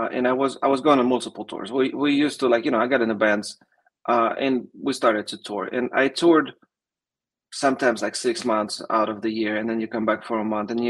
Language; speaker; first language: English; non-native, fluent; Russian